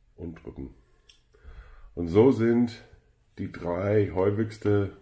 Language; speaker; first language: German; non-native, fluent; English